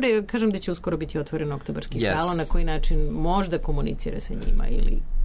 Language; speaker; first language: Serbian; native; Serbian